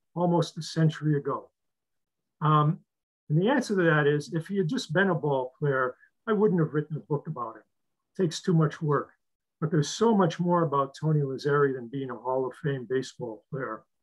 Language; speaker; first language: English; native; English